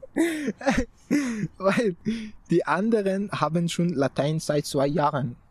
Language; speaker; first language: German; non-native, fluent; Persian